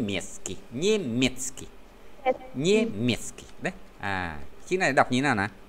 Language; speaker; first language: Russian; non-native, fluent; Vietnamese